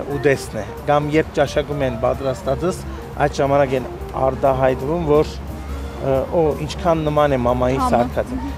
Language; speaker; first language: Armenian; early bilingual, heritage; Armenian